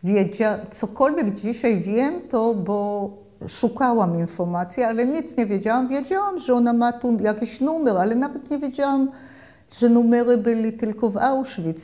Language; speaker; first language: Polish; early bilingual, heritage; Polish